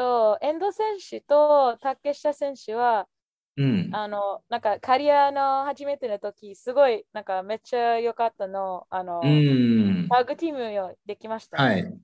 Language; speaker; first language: Japanese; non-native, fluent; English